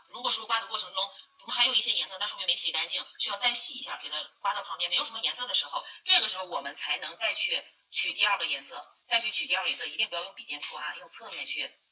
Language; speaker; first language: Chinese; native; Chinese